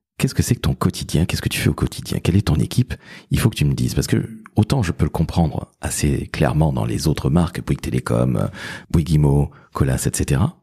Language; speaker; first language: French; native; French